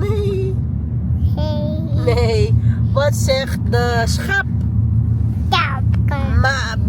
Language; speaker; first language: Dutch; non-native, learner; Filipino